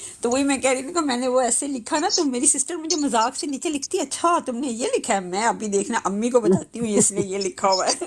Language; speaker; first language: Urdu; native; Urdu